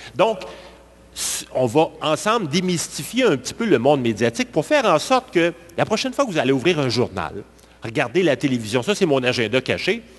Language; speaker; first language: French; native; French